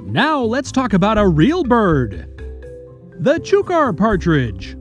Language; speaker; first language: English; native; English